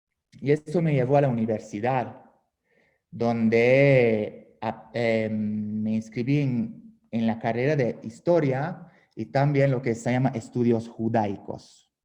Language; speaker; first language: Spanish; non-native, fluent; Hungarian